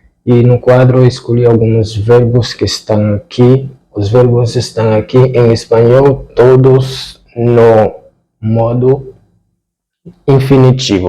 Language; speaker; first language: Portuguese; non-native, fluent; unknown